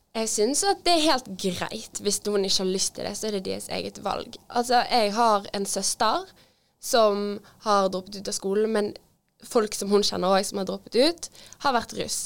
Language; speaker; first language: Norwegian; native; Norwegian